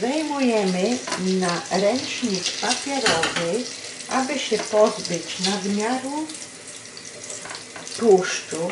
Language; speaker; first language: Polish; native; Polish